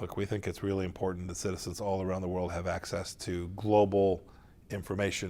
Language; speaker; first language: English; native; English